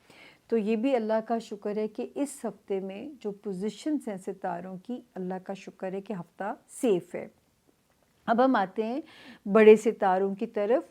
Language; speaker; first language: Urdu; native; Urdu